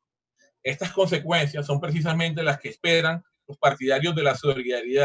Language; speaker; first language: Spanish; native; Spanish